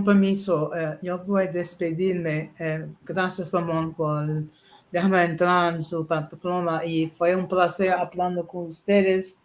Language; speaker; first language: Spanish; non-native, learner; English